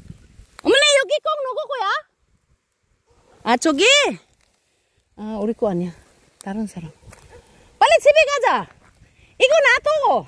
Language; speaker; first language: Korean; non-native, learner; Filipino